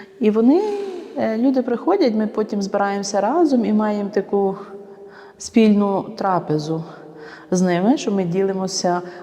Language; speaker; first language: Ukrainian; native; Ukrainian